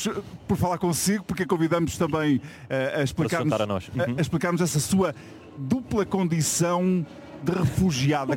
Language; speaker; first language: Portuguese; native; Portuguese